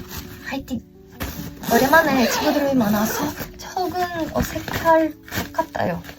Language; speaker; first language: Korean; non-native, learner; Portuguese